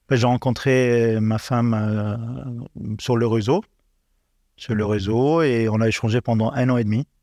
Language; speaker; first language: French; non-native, learner; Arabic